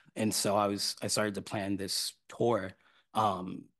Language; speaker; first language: English; native; English